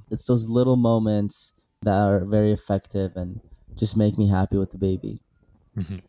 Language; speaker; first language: English; early bilingual, other home language; Assyrian Neo-Aramaic